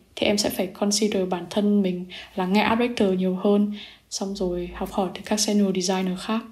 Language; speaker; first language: Vietnamese; native; Vietnamese